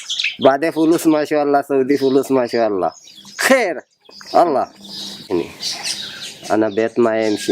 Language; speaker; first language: Arabic; non-native, learner; Bangla